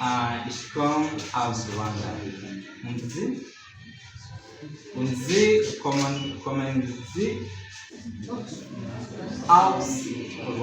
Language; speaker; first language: German; non-native, learner; Kinyarwanda